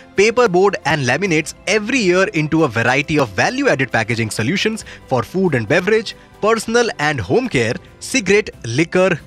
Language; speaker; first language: English; non-native, local second language; Hindi